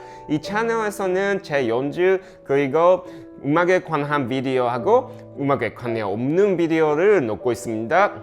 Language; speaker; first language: Korean; non-native, fluent; Japanese